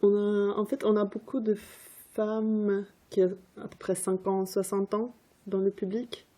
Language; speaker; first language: French; non-native, fluent; Swedish